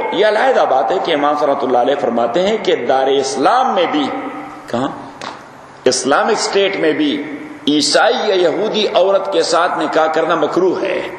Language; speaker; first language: Urdu; non-native, local second language; Pashto